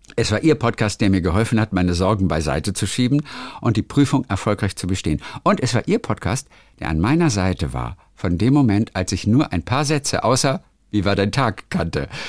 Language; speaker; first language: German; native; German